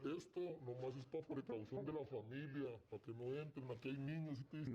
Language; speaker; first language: Spanish; native; Spanish